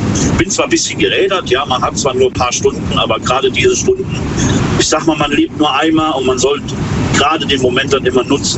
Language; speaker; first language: German; native; German